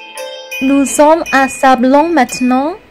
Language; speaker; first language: French; non-native, learner; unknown